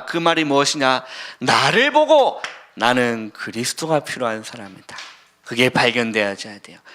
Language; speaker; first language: Korean; native; Korean